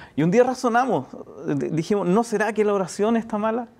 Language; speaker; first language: Spanish; native; Spanish